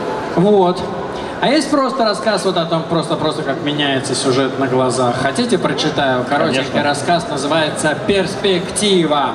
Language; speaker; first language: Russian; native; Russian